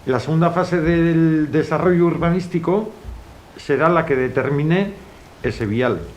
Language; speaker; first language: Spanish; non-native, local second language; Basque